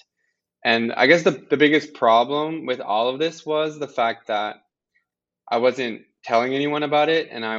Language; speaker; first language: English; native; English